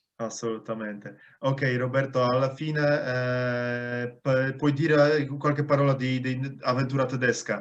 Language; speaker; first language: Italian; non-native, fluent; Polish